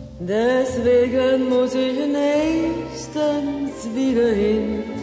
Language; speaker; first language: German; non-native, fluent; Ukrainian